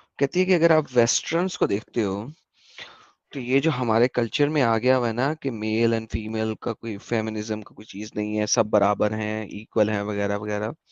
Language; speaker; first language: Hindi; native; Hindi